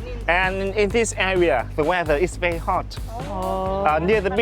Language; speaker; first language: English; non-native, fluent; Vietnamese